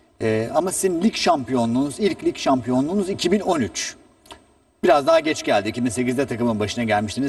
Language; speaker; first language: Turkish; native; Turkish